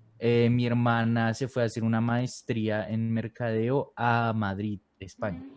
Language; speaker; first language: Spanish; native; Spanish